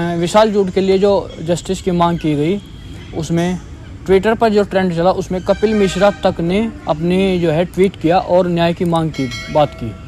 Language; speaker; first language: Hindi; native; Hindi